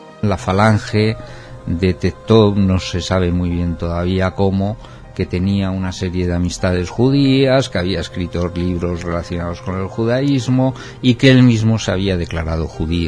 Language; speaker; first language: Spanish; native; Spanish